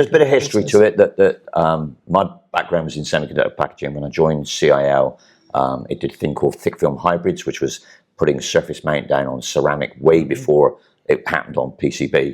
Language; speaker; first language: English; native; English